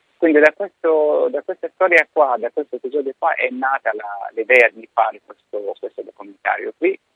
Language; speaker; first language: Italian; non-native, fluent; Arabic